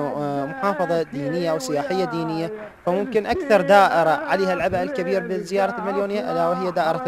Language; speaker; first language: Arabic; native; Arabic